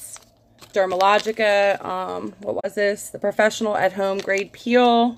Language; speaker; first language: English; native; English